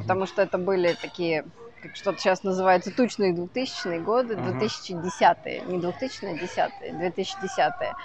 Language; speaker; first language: Russian; native; Russian